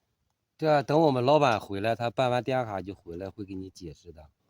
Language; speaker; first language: Chinese; native; Chinese